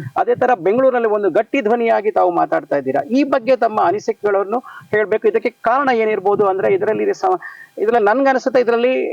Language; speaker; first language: Kannada; native; Kannada